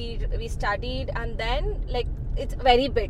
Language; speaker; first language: English; non-native, local second language; Kannada